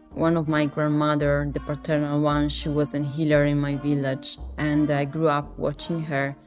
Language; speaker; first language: English; non-native, fluent; Italian